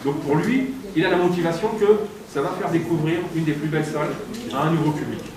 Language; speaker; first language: French; native; French